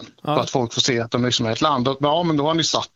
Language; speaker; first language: Swedish; native; Swedish